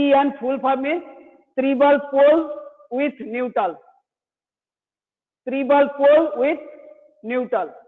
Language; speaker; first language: English; non-native, learner; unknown